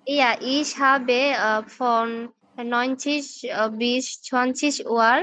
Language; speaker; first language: German; non-native, learner; Bangla